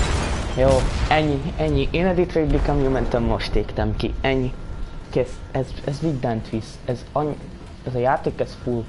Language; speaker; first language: Hungarian; native; Hungarian